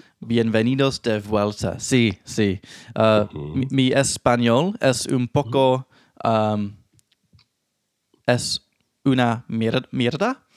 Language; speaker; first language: Spanish; non-native, learner; English